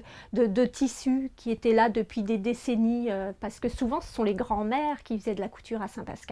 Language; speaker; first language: French; native; French